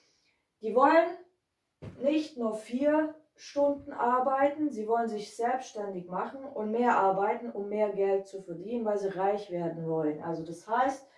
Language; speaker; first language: German; non-native, fluent; Hungarian